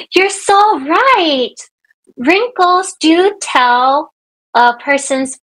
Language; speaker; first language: English; native; English